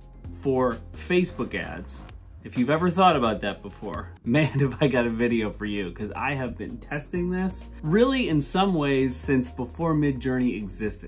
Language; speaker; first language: English; native; English